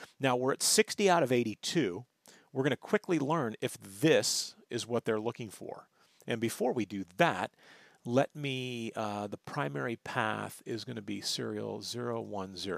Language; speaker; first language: English; native; English